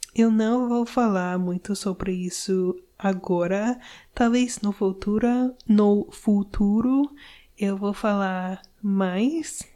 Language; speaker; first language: Portuguese; non-native, learner; English